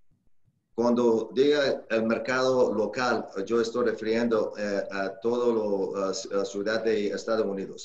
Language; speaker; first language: Spanish; non-native, learner; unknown